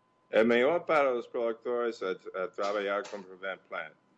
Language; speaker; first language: Portuguese; non-native, learner; English